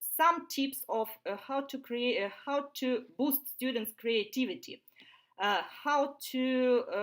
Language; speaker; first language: English; non-native, fluent; Ukrainian